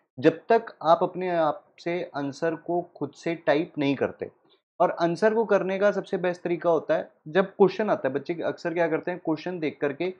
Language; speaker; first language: Hindi; native; Hindi